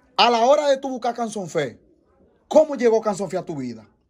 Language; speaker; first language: Spanish; native; Spanish